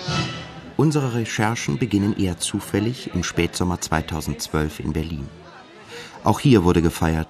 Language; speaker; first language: German; native; German